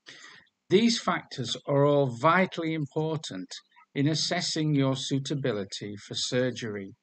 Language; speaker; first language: English; native; English